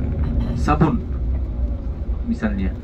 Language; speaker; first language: Indonesian; non-native, fluent; Turkish